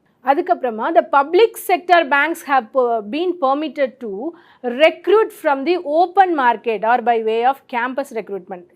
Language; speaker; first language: English; non-native, local second language; Tamil